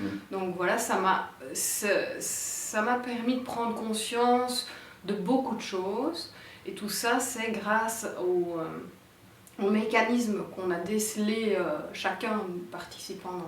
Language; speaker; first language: French; native; French